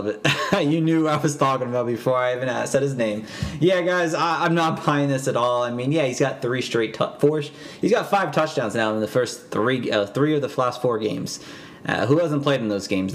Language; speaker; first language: English; native; English